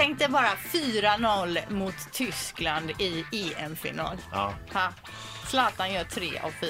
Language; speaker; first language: Swedish; native; Swedish